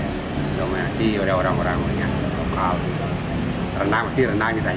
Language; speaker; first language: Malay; non-native, local second language; Balinese